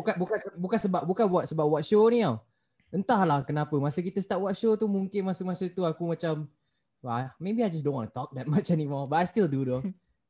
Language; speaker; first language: English; non-native, local second language; Malay